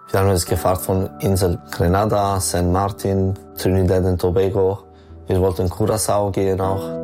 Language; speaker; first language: German; non-native, local second language; French